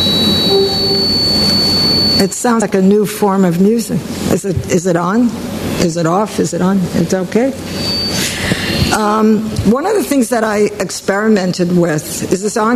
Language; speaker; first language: English; non-native, fluent; Polish